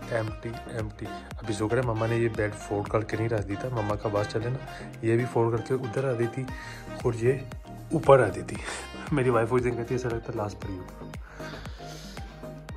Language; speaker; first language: Urdu; early bilingual, heritage; Urdu